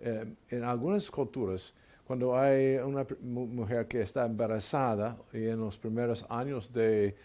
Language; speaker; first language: Spanish; non-native, learner; English